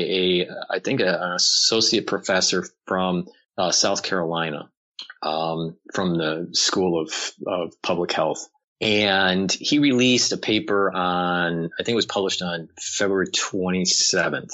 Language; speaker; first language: English; native; English